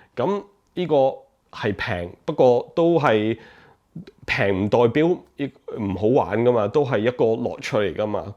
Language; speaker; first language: Cantonese; early bilingual, heritage; Cantonese